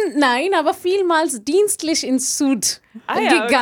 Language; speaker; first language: German; non-native, learner; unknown